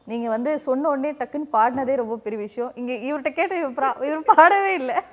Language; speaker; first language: Tamil; native; Tamil